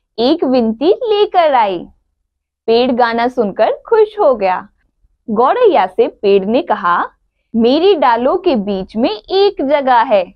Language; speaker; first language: Hindi; native; Hindi